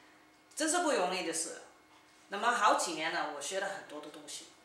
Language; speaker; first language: Chinese; early bilingual, heritage; Cantonese